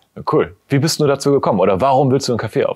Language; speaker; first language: German; native; German